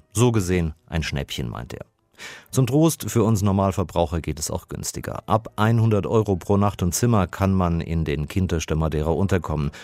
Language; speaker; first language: German; native; German